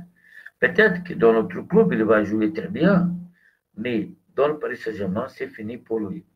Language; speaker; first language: French; non-native, fluent; Portuguese